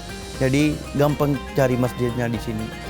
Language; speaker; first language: Indonesian; non-native, learner; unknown